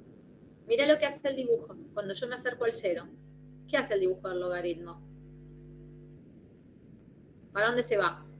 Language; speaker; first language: Spanish; native; Spanish